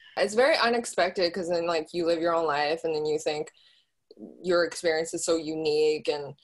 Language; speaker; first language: English; early bilingual, other home language; Chinese